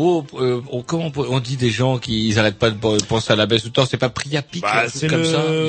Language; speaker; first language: French; native; French